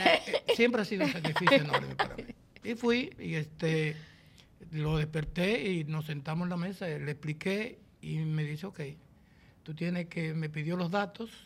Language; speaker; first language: Spanish; native; Spanish